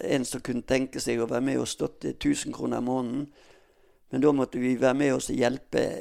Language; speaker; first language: Norwegian; native; Norwegian